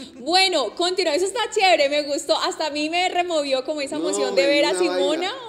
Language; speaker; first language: Spanish; native; Spanish